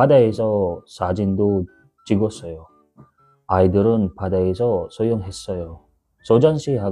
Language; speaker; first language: Korean; non-native, learner; Filipino